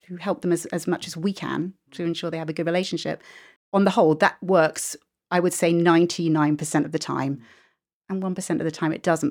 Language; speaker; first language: English; native; English